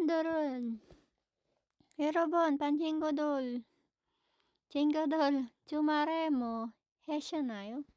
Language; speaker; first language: Korean; non-native, learner; Filipino